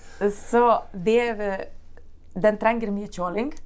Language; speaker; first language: Norwegian; non-native, fluent; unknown